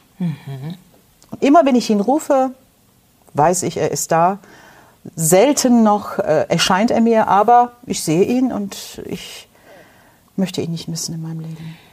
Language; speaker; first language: German; non-native, fluent; Turkish